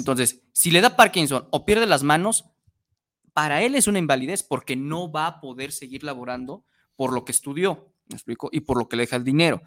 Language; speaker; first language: Spanish; native; Spanish